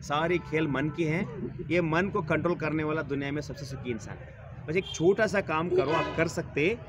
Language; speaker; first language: Hindi; non-native, local second language; Kannada